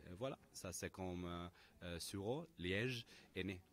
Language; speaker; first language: French; non-native, learner; Spanish